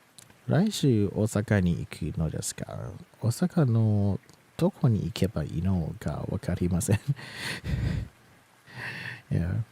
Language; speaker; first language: Japanese; non-native, learner; Thai